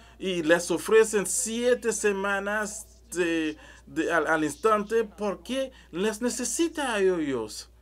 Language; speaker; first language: Spanish; non-native, learner; French